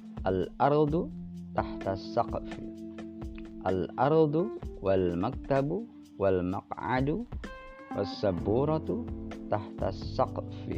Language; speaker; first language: Arabic; non-native, fluent; Indonesian